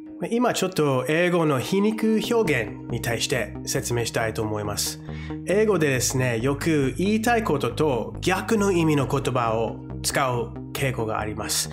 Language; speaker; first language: Japanese; non-native, fluent; English